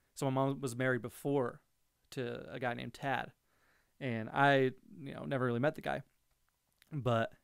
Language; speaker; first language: English; native; English